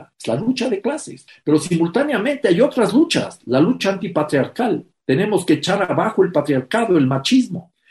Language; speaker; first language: Spanish; native; Spanish